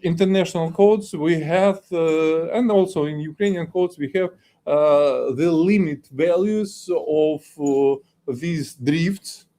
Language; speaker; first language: English; non-native, fluent; Ukrainian